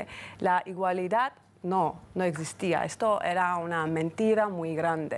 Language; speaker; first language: Spanish; non-native, fluent; Georgian